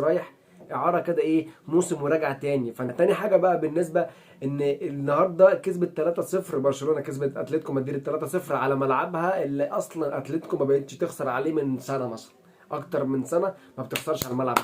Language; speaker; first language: Arabic; native; Arabic